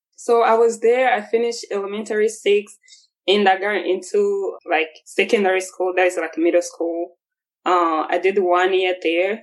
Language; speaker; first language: English; non-native, local second language; Kinyarwanda